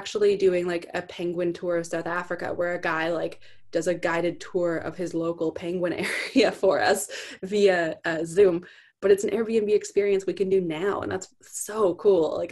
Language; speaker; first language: English; native; English